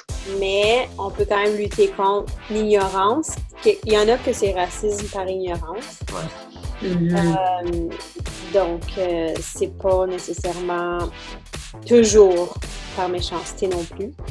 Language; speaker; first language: French; native; French